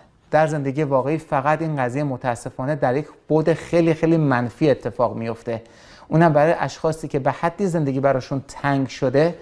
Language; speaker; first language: Persian; native; Persian